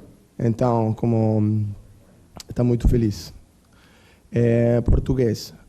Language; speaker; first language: Portuguese; non-native, learner; Italian